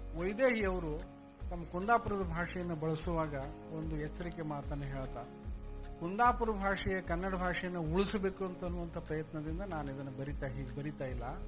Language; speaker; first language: Kannada; native; Kannada